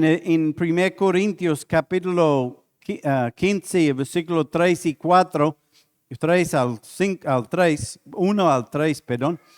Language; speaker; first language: Spanish; non-native, fluent; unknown